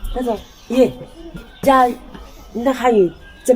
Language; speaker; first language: Chinese; native; Chinese